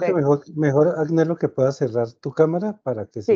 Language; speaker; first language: Spanish; native; Spanish